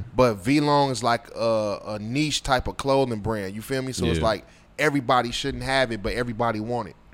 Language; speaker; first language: English; native; English